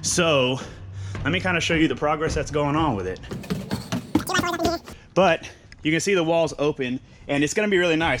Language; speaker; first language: English; native; English